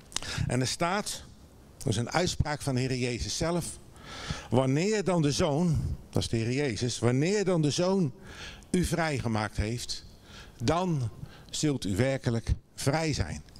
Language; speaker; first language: Dutch; native; Dutch